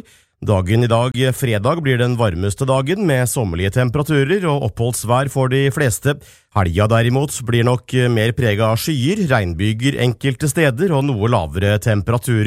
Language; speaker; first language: Norwegian; native; Norwegian